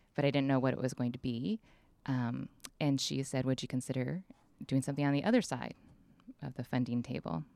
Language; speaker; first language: English; native; English